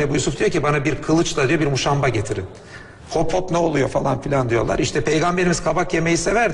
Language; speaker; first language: Turkish; native; Turkish